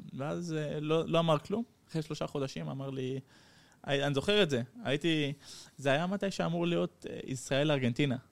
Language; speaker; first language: Hebrew; early bilingual, heritage; Hebrew